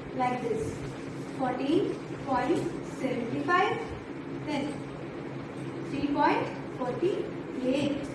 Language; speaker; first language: English; non-native, local second language; Hindi